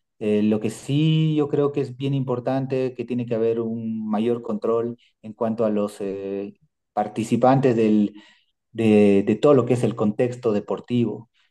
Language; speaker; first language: Spanish; native; Spanish